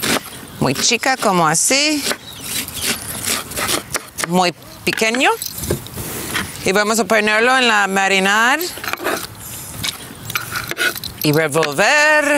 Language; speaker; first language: Spanish; non-native, learner; English